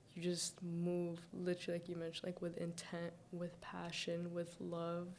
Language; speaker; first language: English; early bilingual, other home language; Arabic